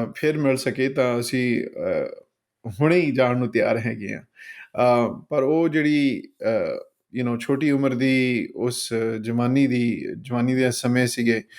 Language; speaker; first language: Punjabi; early bilingual, heritage; Punjabi